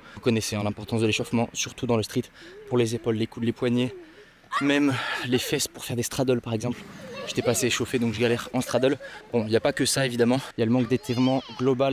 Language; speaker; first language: French; native; French